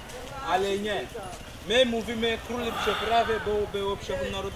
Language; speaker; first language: Polish; non-native, learner; Swahili